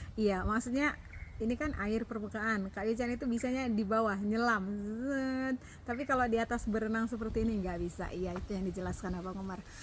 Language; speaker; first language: Indonesian; native; Indonesian